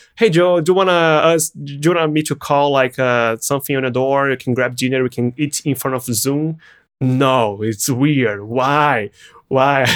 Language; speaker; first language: English; non-native, fluent; Portuguese